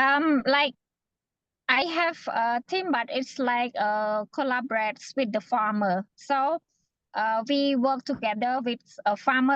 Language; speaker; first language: English; non-native, fluent; Khmer